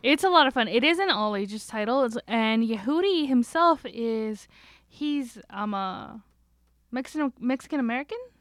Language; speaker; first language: English; native; English